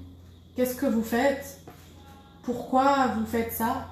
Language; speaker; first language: French; native; French